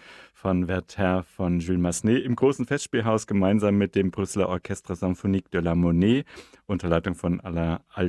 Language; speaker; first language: German; native; German